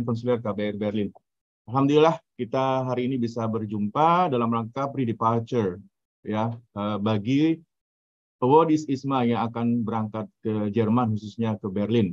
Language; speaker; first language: Indonesian; native; Indonesian